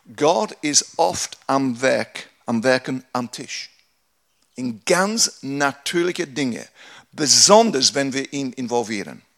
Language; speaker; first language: German; non-native, fluent; English